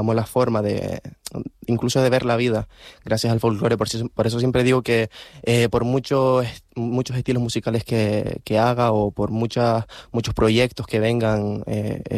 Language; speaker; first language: Spanish; native; Spanish